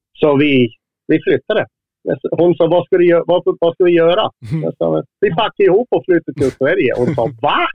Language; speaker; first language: Swedish; non-native, fluent; English